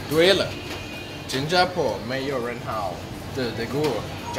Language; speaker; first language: Chinese; non-native, learner; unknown